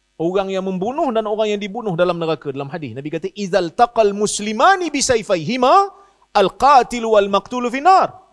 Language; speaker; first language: Malay; native; Malay